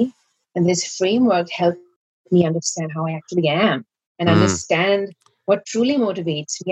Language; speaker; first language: English; non-native, local second language; Gujarati